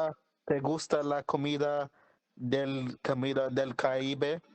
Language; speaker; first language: Spanish; non-native, learner; English